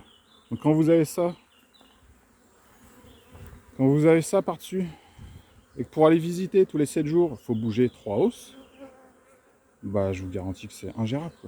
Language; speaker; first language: French; native; French